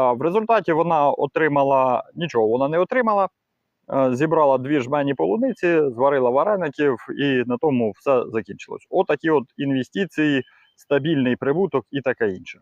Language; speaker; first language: Ukrainian; non-native, local second language; Russian